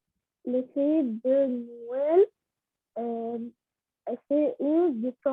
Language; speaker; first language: French; non-native, learner; Arabic